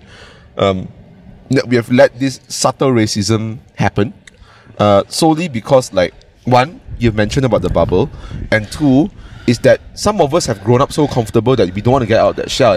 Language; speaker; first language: English; non-native, local second language; Cantonese